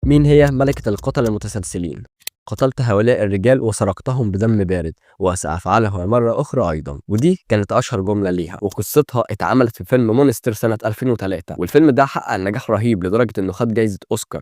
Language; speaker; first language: Arabic; native; Arabic